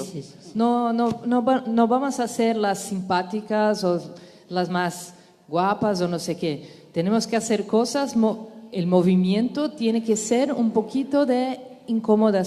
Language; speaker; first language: Spanish; non-native, learner; Portuguese